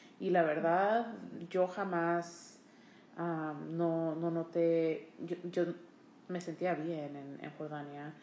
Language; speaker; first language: Spanish; early bilingual, heritage; Spanish